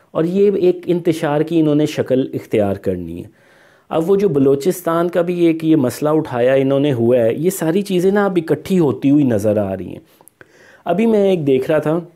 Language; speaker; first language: Urdu; non-native, local second language; Punjabi